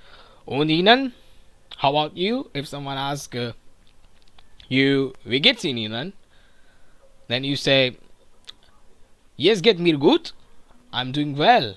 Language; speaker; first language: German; non-native, learner; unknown